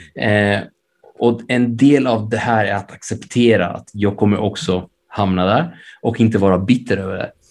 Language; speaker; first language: Swedish; early bilingual, other home language; Spanish